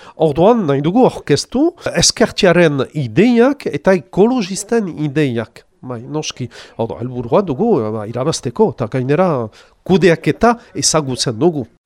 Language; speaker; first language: Basque; non-native, local second language; French